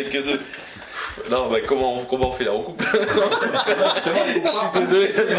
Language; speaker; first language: French; native; French